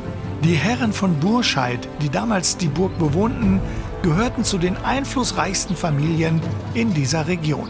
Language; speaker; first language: German; native; German